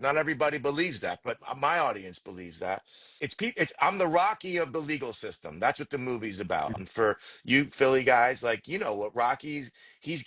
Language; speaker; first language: English; native; English